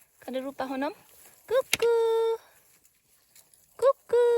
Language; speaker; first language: Swedish; non-native, learner; Thai